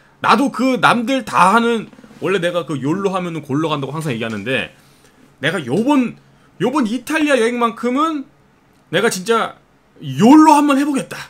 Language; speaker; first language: Korean; native; Korean